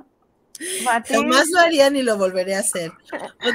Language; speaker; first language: Spanish; native; Spanish